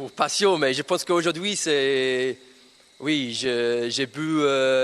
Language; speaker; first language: French; non-native, learner; English